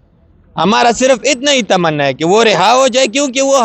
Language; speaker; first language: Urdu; non-native, local second language; Pashto